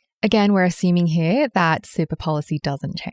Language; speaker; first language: English; native; English